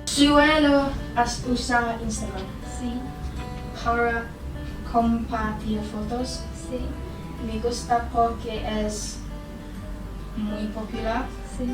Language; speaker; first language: Spanish; non-native, learner; English